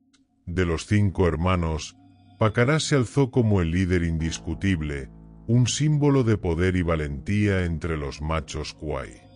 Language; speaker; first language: Spanish; native; Spanish